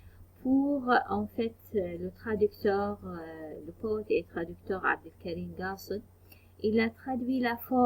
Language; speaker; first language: French; non-native, fluent; Arabic